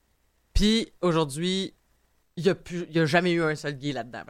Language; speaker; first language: French; native; French